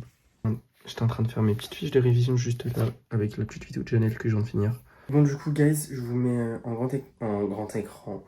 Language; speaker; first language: French; native; French